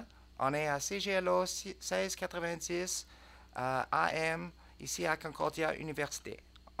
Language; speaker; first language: French; non-native, learner; English